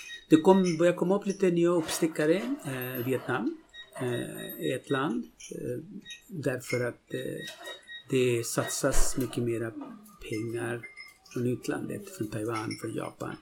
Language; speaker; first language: Swedish; non-native, fluent; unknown